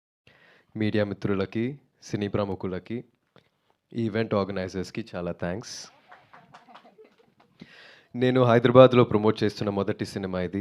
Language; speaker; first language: Telugu; non-native, local second language; Tamil